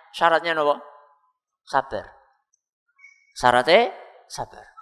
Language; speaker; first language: Indonesian; non-native, local second language; Javanese